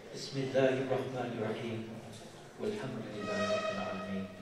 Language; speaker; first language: Arabic; non-native, fluent; English